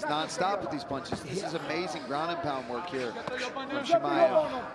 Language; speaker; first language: English; native; English